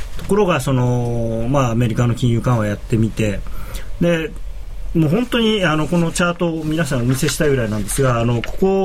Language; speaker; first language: Japanese; native; Japanese